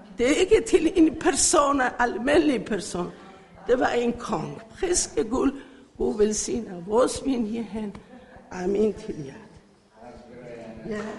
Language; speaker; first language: Danish; non-native, learner; Persian